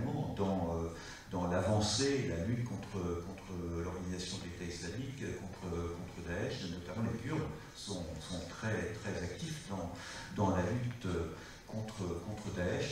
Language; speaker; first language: French; native; French